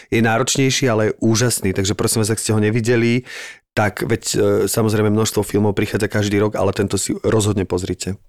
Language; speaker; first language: Slovak; native; Slovak